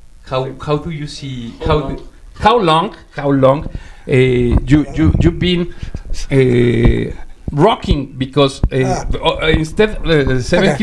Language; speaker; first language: English; non-native, learner; Spanish